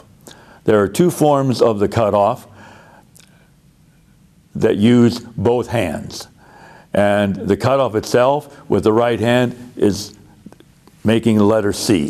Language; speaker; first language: English; native; English